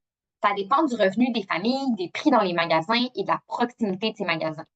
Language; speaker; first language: French; native; French